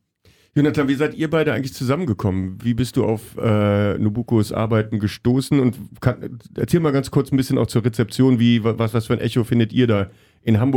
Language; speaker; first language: German; native; German